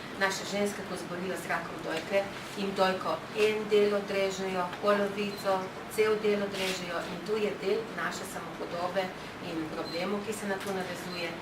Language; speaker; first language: Slovenian; native; Slovenian